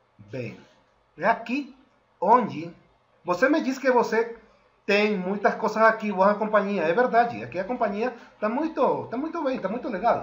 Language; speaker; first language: Portuguese; non-native, fluent; Spanish